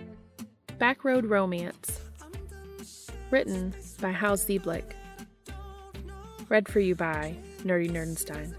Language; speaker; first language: English; native; English